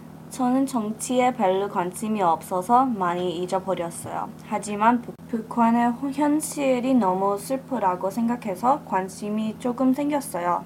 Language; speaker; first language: Korean; early bilingual, heritage; English